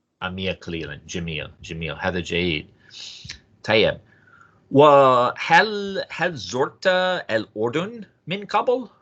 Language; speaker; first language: Arabic; non-native, fluent; English